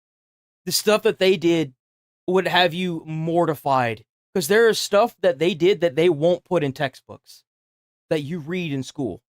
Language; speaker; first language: English; native; English